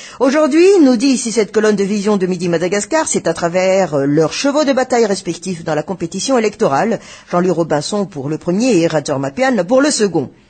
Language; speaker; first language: French; non-native, local second language; Malagasy